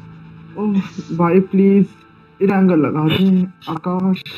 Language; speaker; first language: Hindi; native; Hindi